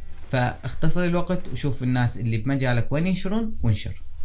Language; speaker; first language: Arabic; native; Arabic